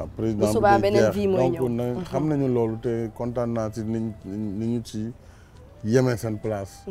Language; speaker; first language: Wolof; non-native, local second language; Fula